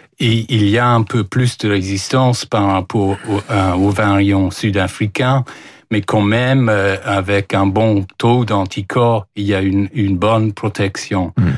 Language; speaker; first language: French; non-native, fluent; English